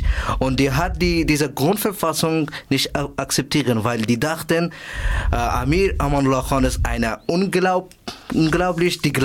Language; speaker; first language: German; non-native, learner; Persian